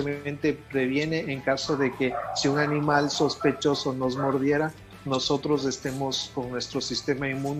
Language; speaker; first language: Spanish; native; Spanish